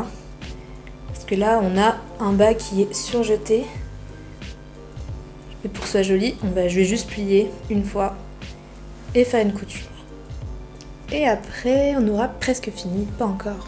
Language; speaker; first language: French; native; French